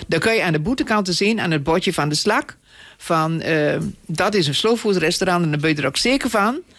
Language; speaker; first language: Dutch; native; Dutch